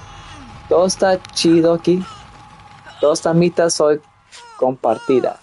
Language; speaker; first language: Spanish; non-native, learner; English